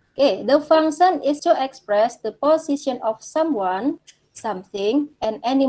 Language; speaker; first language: English; non-native, fluent; Indonesian